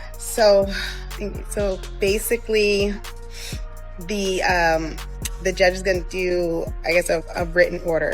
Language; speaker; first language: English; native; English